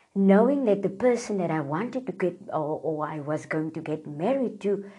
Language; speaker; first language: English; non-native, local second language; Afrikaans